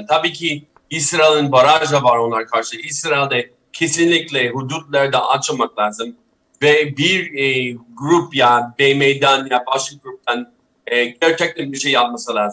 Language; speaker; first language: Turkish; non-native, fluent; English